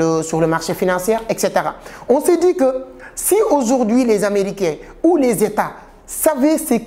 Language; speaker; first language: French; non-native, local second language; Wolof